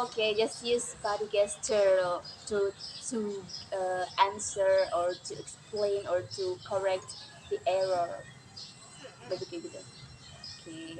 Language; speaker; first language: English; non-native, learner; Indonesian